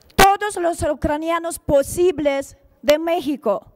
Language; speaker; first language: Spanish; non-native, fluent; Ukrainian